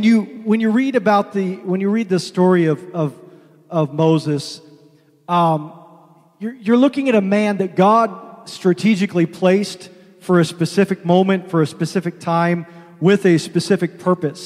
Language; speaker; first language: English; native; English